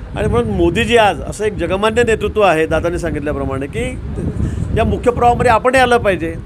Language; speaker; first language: Marathi; native; Marathi